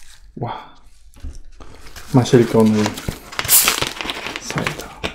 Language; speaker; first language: Korean; non-native, fluent; Uzbek